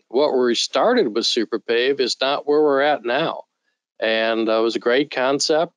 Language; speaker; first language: English; native; English